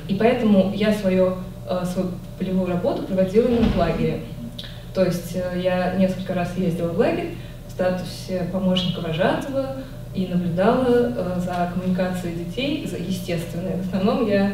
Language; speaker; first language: Russian; native; Russian